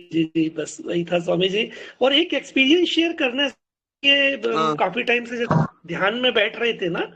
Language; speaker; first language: Hindi; native; Hindi